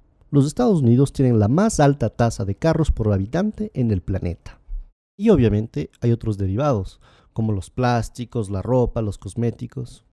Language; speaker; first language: Spanish; native; Spanish